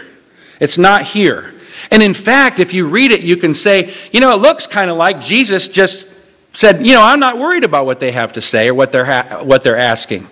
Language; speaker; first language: English; native; English